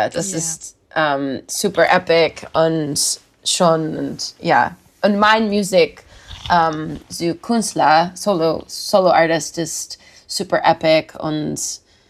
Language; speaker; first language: German; non-native, learner; English